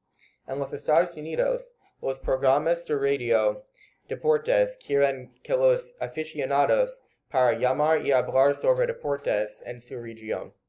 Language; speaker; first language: Spanish; non-native, learner; English